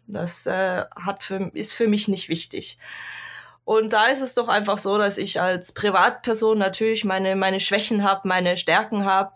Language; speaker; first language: German; native; German